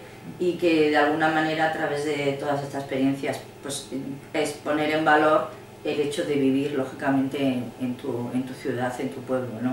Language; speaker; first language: Spanish; native; Spanish